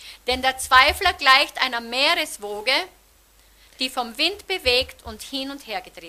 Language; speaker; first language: German; native; German